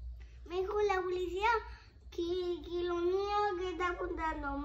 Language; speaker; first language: Spanish; native; Spanish